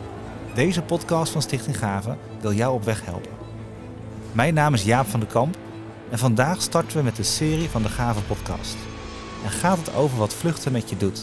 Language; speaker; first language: Dutch; native; Dutch